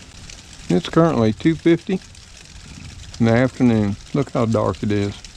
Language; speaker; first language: English; native; English